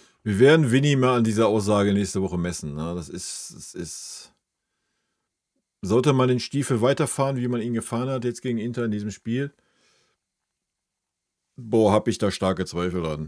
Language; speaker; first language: German; native; German